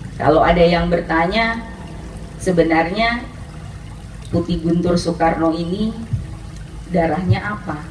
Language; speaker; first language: Indonesian; native; Indonesian